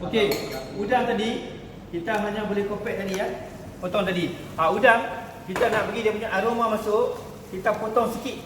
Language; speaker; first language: Malay; native; Malay